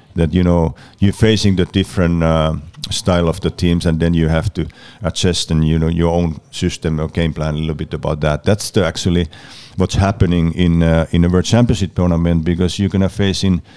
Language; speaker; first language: English; non-native, learner; Finnish